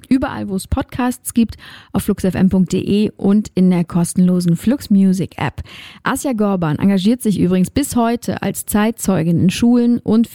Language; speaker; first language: German; native; German